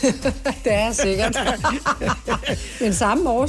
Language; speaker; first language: Danish; native; Danish